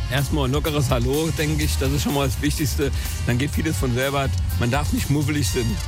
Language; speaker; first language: German; native; German